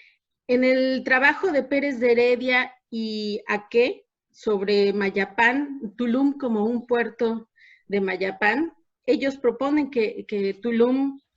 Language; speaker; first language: Spanish; native; Spanish